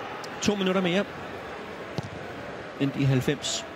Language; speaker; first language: Danish; native; Danish